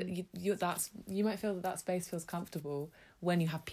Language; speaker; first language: English; native; English